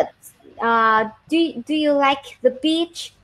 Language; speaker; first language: English; non-native, learner; Vietnamese